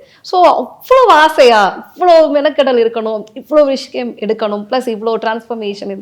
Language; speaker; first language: Tamil; native; Tamil